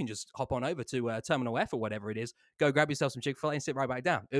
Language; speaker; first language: English; native; English